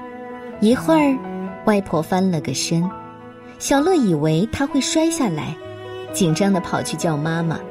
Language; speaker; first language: Chinese; native; Chinese